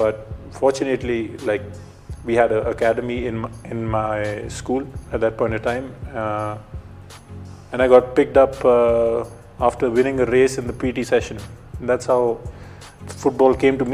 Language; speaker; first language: English; non-native, local second language; Punjabi